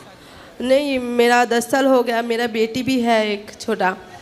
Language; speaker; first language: Hindi; non-native, local second language; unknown